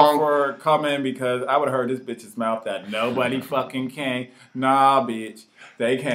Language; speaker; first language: English; native; English